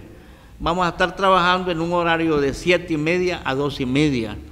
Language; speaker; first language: Spanish; native; Spanish